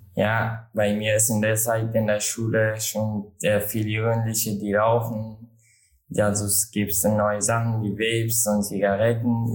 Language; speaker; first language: German; non-native, learner; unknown